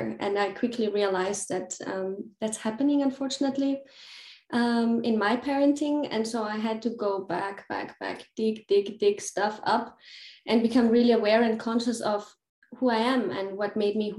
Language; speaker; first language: English; non-native, fluent; German